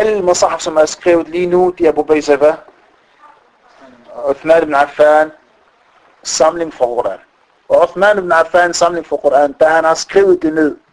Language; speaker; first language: Danish; non-native, fluent; Arabic